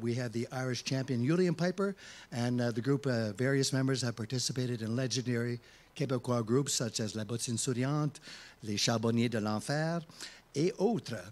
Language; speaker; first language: English; early bilingual, other home language; French